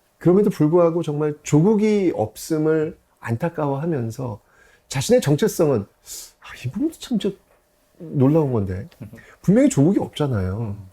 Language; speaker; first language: Korean; native; Korean